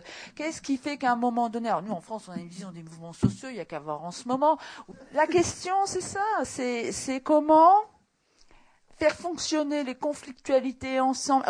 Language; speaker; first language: French; native; French